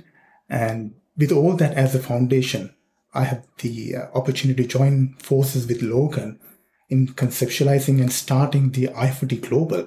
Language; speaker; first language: English; non-native, local second language; Sinhala